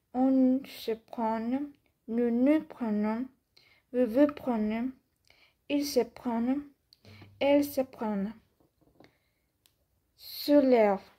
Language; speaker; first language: French; non-native, learner; Spanish